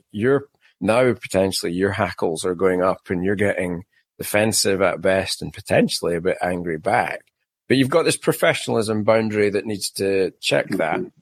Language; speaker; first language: English; native; English